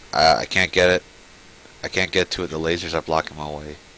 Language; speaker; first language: English; native; English